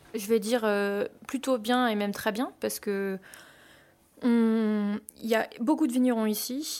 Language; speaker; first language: French; native; French